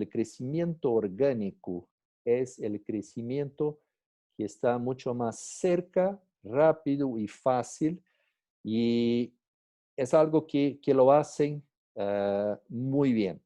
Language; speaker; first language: Spanish; non-native, fluent; Portuguese